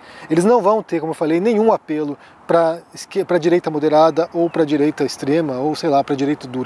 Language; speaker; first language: Portuguese; native; Portuguese